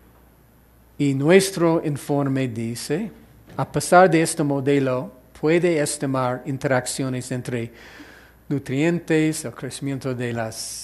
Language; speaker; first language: Spanish; non-native, fluent; English